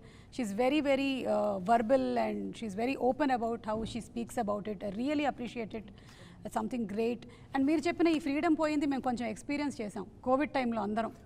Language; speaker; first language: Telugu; native; Telugu